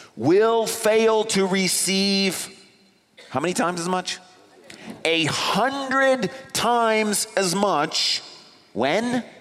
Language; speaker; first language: English; native; English